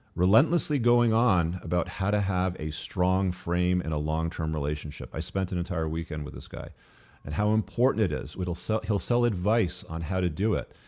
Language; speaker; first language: English; native; English